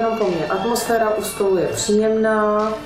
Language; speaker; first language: Czech; native; Czech